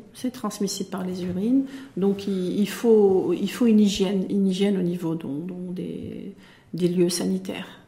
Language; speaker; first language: French; non-native, local second language; Arabic